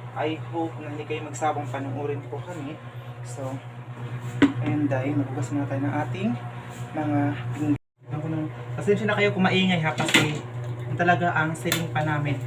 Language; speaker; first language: Filipino; non-native, local second language; Cebuano